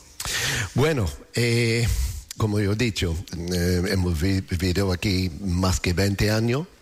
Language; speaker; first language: Spanish; non-native, fluent; English